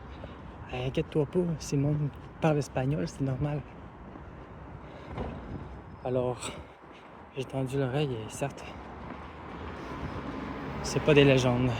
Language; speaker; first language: French; native; French